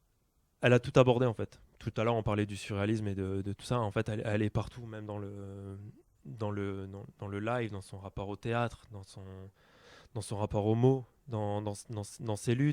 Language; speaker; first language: French; native; French